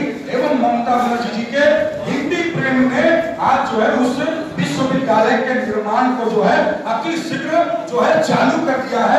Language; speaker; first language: Hindi; native; Hindi